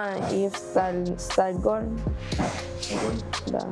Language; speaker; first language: Russian; non-native, fluent; Spanish